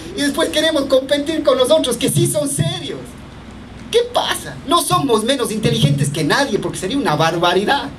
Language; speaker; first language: Spanish; native; Spanish